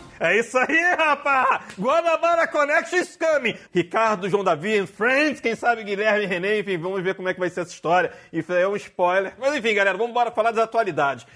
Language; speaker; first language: Portuguese; native; Portuguese